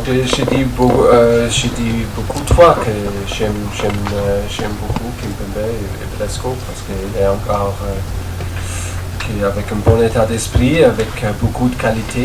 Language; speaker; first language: French; non-native, learner; German